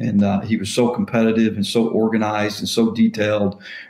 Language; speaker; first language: English; native; English